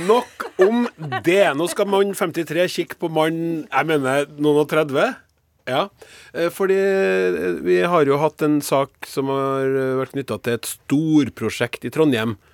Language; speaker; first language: Norwegian; native; Norwegian